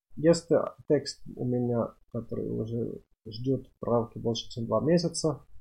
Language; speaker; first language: Russian; non-native, fluent; Finnish